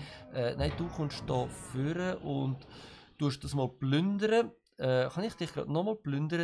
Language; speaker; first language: German; native; German